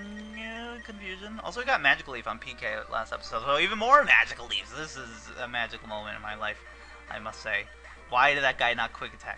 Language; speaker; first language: English; native; English